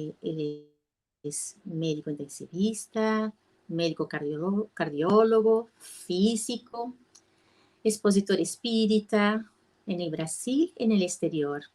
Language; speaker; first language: Spanish; non-native, fluent; Portuguese